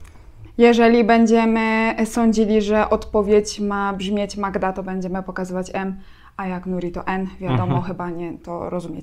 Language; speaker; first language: Polish; native; Polish